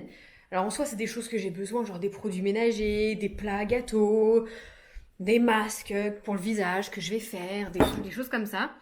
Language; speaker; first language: French; native; French